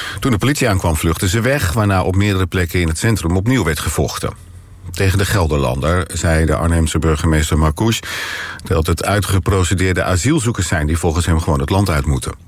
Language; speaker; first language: Dutch; native; Dutch